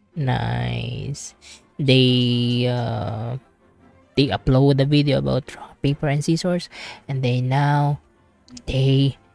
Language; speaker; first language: English; non-native, local second language; Filipino